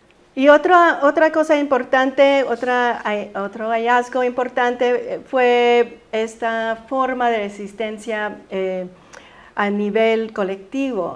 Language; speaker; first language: Spanish; early bilingual, heritage; Spanish